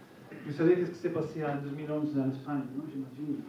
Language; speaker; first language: French; non-native, fluent; Italian